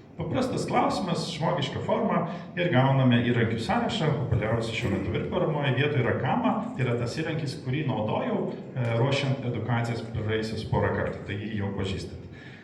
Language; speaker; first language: Lithuanian; non-native, local second language; Polish